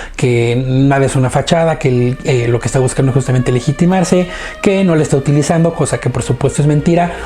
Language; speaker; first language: Spanish; native; Spanish